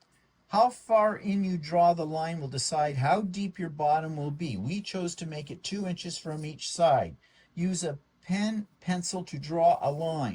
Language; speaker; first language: English; native; English